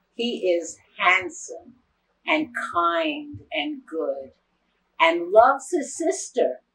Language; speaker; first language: English; native; English